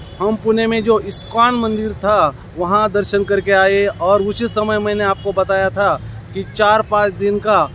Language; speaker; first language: Hindi; non-native, local second language; Marathi